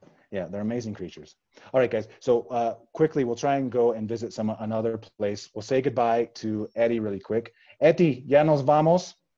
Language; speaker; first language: English; native; English